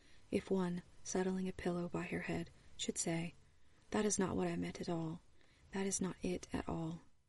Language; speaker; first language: English; native; English